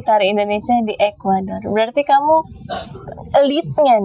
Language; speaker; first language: Indonesian; native; Indonesian